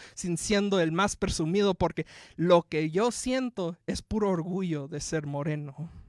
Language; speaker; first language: Spanish; early bilingual, heritage; Spanish